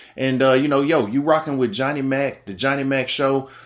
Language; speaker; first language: English; native; English